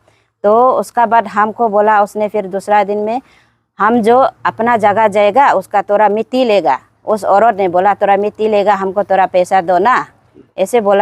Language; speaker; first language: Hindi; non-native, local second language; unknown